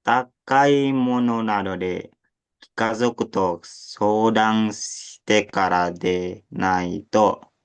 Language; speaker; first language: Japanese; non-native, learner; Indonesian